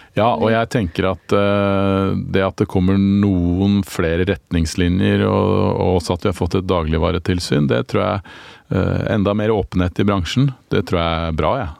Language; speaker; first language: Norwegian; native; Norwegian